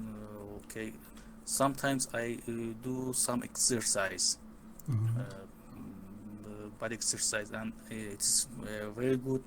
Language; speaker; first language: English; non-native, learner; Persian